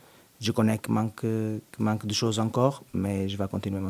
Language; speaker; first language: French; non-native, learner; Portuguese